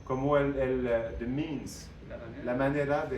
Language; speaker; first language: Spanish; non-native, learner; French